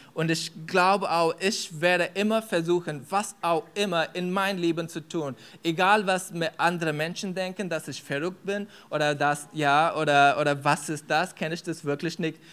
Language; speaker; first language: German; non-native, fluent; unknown